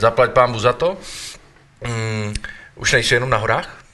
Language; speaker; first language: Czech; native; Czech